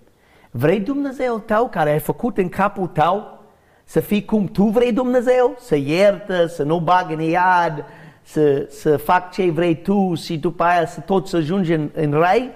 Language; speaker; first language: Romanian; non-native, learner; English